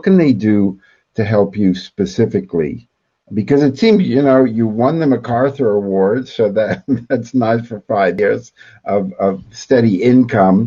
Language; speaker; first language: English; native; English